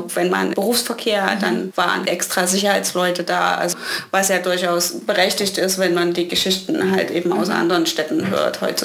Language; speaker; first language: German; native; German